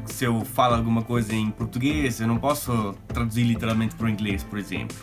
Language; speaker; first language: Portuguese; early bilingual, heritage; Portuguese